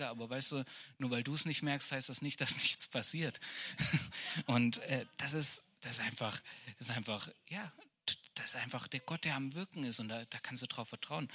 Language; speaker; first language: German; native; German